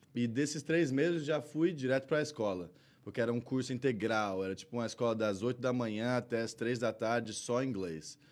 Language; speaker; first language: Portuguese; early bilingual, heritage; Portuguese